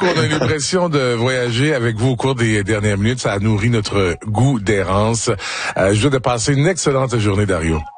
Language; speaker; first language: French; native; French